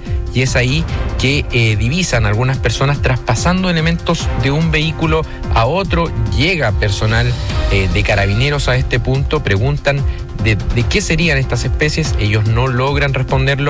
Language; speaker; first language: Spanish; native; Spanish